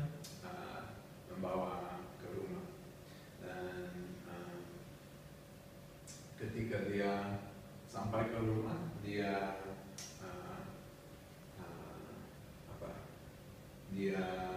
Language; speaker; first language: Indonesian; non-native, learner; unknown